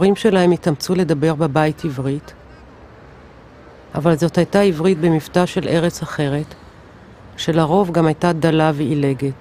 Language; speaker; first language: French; non-native, fluent; Hebrew